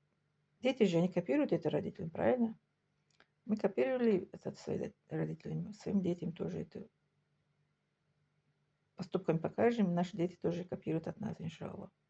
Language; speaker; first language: Russian; non-native, local second language; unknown